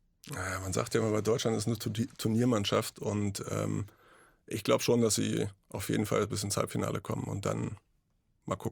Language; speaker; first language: German; native; German